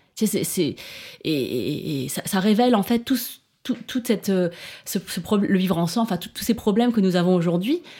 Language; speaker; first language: French; early bilingual, other home language; Chinese